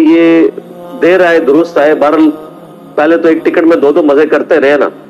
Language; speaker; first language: Urdu; non-native, local second language; Punjabi